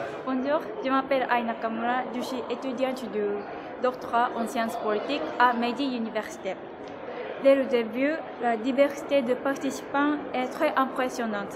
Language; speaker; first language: French; non-native, fluent; Japanese